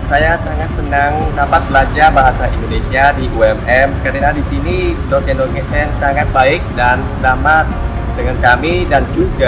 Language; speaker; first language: Indonesian; non-native, fluent; Vietnamese